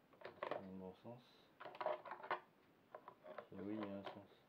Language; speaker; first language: French; native; French